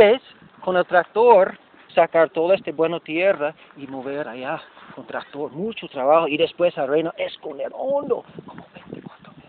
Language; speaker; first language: Spanish; non-native, learner; English